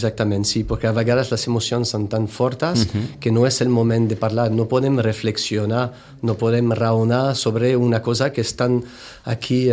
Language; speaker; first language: Catalan; non-native, fluent; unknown